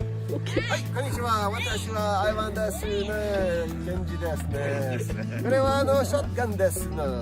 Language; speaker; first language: Japanese; non-native, learner; English